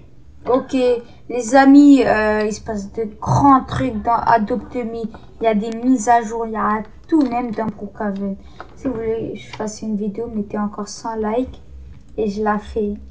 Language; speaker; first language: French; native; French